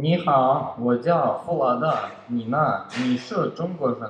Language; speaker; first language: Chinese; non-native, learner; Russian